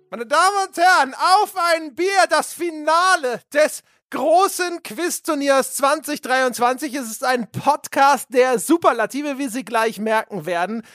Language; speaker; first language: German; native; German